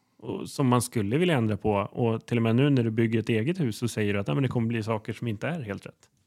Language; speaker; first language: Swedish; native; Swedish